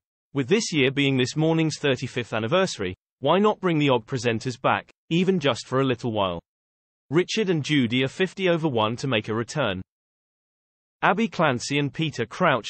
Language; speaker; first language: English; native; English